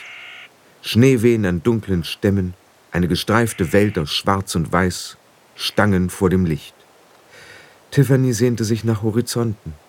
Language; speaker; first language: German; native; German